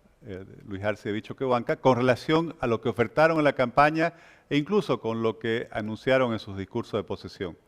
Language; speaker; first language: Spanish; native; Spanish